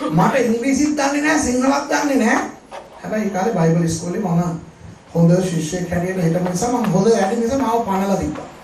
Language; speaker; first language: Sinhala; non-native, local second language; Tamil